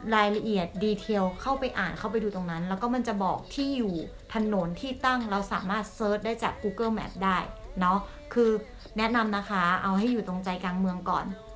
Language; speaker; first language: Thai; native; Thai